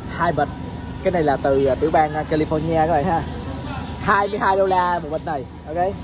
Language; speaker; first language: Vietnamese; native; Vietnamese